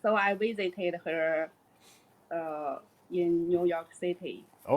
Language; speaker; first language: English; non-native, learner; Chinese